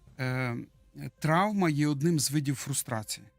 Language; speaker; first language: Ukrainian; native; Ukrainian